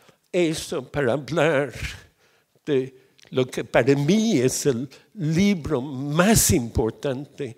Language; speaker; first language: Spanish; non-native, fluent; English